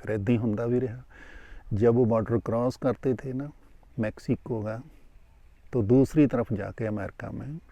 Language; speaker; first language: Hindi; non-native, local second language; Punjabi